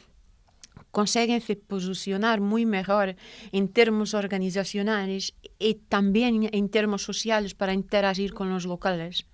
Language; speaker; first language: Spanish; non-native, fluent; Portuguese